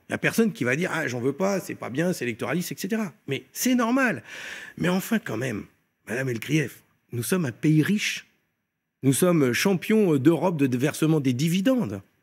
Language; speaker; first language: French; native; French